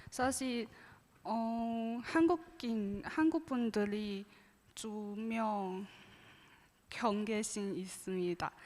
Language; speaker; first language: Korean; non-native, learner; Chinese